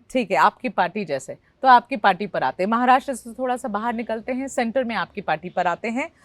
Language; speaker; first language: Hindi; native; Hindi